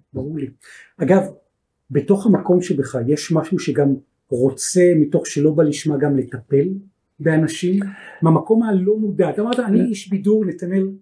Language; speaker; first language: Hebrew; native; Hebrew